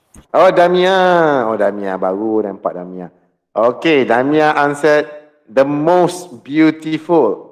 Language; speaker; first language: English; non-native, local second language; Malay